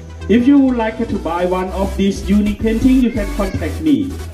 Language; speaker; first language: English; non-native, fluent; Thai